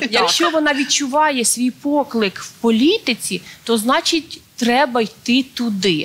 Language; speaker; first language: Ukrainian; native; Ukrainian